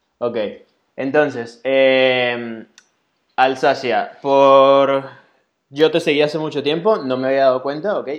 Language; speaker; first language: Spanish; native; Spanish